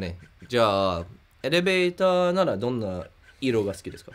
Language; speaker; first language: Japanese; non-native, learner; English